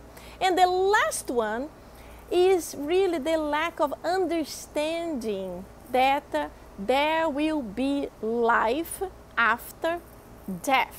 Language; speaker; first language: English; non-native, fluent; Portuguese